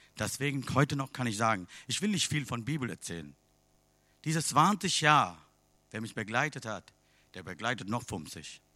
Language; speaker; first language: German; non-native, learner; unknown